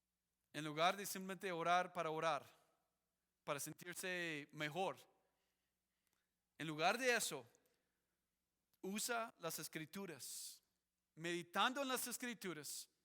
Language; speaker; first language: Spanish; non-native, fluent; English